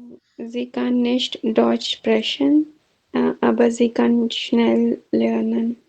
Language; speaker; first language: German; non-native, learner; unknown